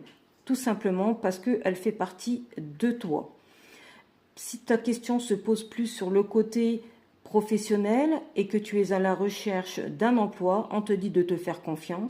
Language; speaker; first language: French; native; French